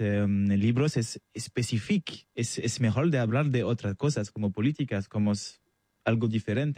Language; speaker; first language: Spanish; non-native, learner; French